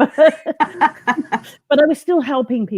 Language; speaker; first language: English; native; English